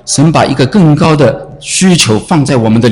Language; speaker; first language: Chinese; native; Chinese